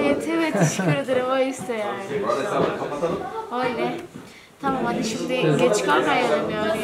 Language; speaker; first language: Turkish; non-native, learner; Indonesian